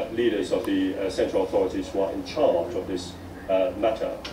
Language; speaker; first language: English; non-native, local second language; Cantonese